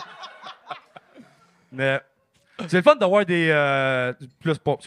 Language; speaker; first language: French; native; French